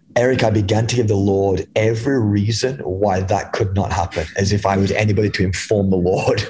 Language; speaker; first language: English; native; English